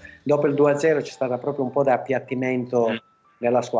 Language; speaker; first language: Italian; native; Italian